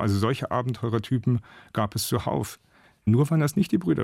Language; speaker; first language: German; native; German